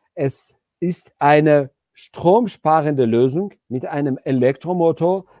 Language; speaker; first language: German; non-native, fluent; Georgian